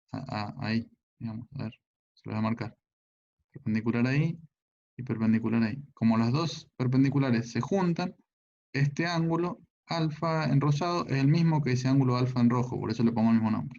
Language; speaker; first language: Spanish; native; Spanish